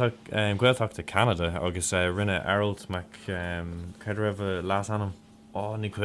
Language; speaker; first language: Irish; non-native, local second language; English